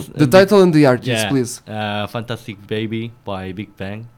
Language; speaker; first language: English; non-native, fluent; Korean